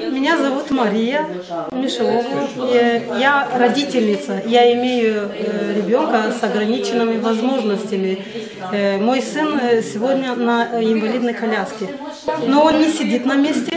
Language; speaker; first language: Russian; non-native, local second language; Gagauz